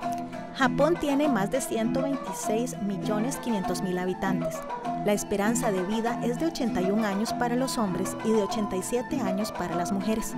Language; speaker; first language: Spanish; native; Spanish